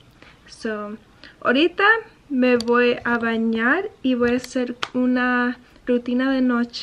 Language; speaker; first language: Spanish; early bilingual, heritage; Spanish